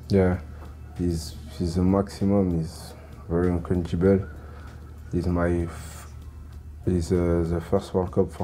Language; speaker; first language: English; non-native, learner; French